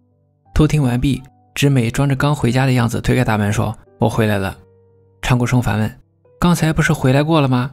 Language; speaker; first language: Chinese; native; Chinese